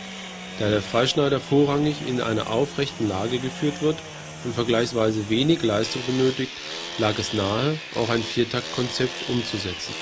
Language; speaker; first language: German; native; German